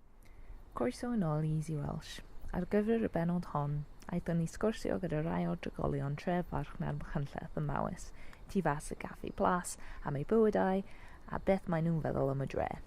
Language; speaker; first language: Welsh; native; Welsh